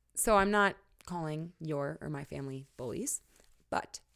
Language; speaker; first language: English; native; English